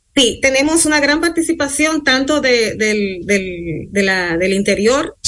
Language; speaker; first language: Spanish; native; Spanish